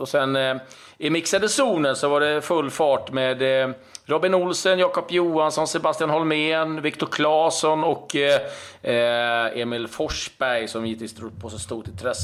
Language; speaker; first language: Swedish; native; Swedish